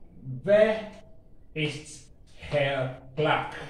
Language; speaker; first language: German; non-native, learner; Akan